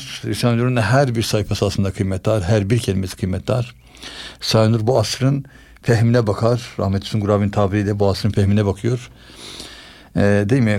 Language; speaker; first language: Turkish; native; Turkish